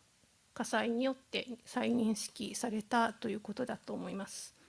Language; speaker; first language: Japanese; native; Japanese